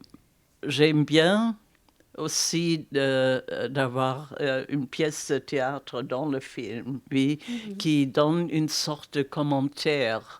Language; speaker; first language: French; non-native, fluent; German